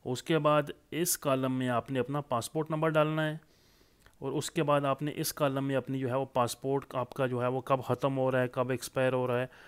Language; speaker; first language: Urdu; non-native, local second language; Punjabi